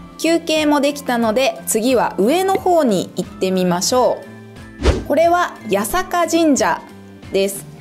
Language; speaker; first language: Japanese; native; Japanese